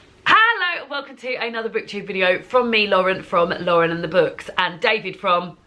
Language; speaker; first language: English; native; English